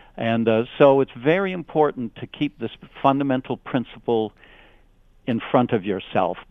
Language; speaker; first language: English; native; English